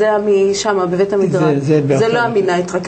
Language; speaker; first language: Hebrew; native; Hebrew